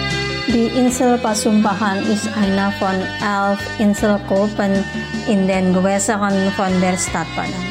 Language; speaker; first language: German; non-native, fluent; Indonesian